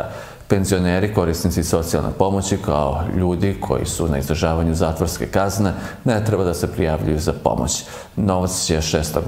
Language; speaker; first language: Serbian; native; Serbian